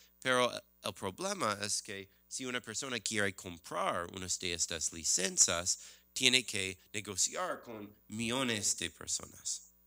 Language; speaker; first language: Spanish; non-native, learner; English